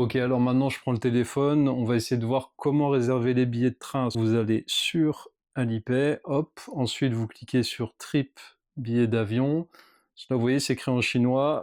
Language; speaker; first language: French; native; French